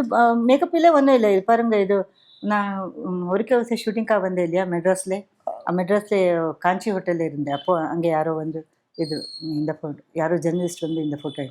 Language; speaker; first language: Tamil; non-native, fluent; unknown